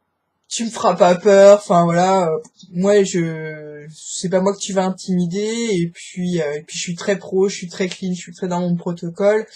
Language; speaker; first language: French; native; French